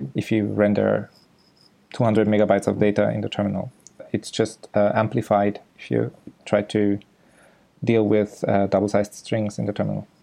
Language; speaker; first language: English; non-native, fluent; German